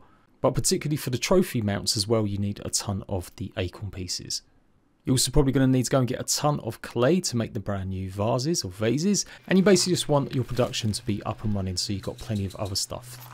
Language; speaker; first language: English; native; English